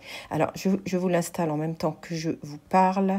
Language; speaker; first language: French; native; French